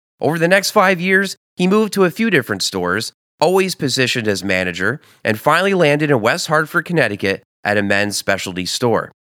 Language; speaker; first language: English; native; English